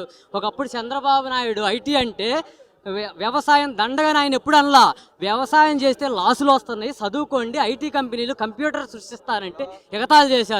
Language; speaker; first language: Telugu; native; Telugu